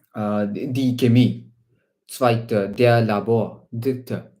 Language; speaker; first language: German; non-native, learner; Malayalam